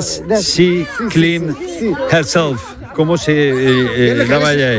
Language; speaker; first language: Spanish; native; Spanish